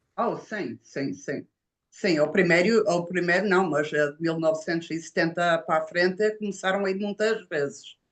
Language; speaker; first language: Portuguese; early bilingual, heritage; Portuguese